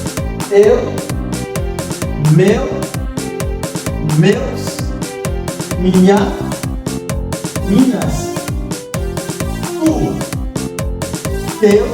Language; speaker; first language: Portuguese; non-native, fluent; Haitian Creole